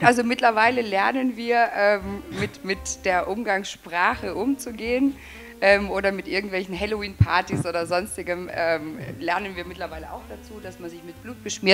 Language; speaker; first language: German; native; German